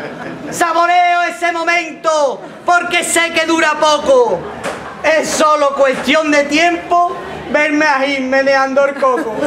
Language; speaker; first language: Spanish; native; Spanish